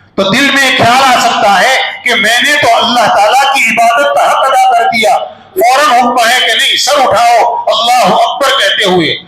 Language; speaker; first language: Urdu; non-native, local second language; Gujarati